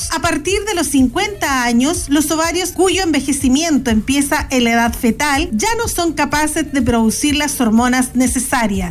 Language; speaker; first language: Spanish; native; Spanish